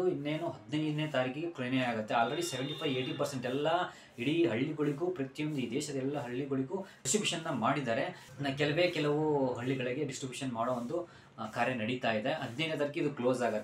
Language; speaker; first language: Kannada; native; Kannada